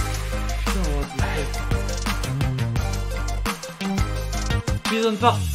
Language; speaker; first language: French; native; French